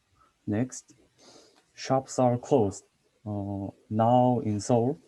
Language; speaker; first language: English; non-native, learner; Korean